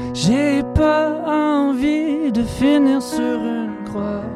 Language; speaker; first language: French; native; French